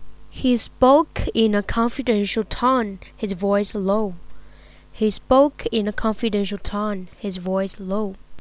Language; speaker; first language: English; non-native, fluent; Chinese